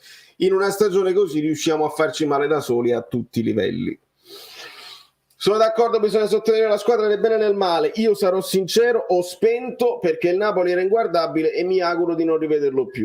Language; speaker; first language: Italian; native; Italian